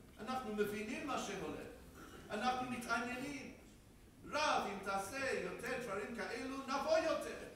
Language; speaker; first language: Hebrew; non-native, fluent; English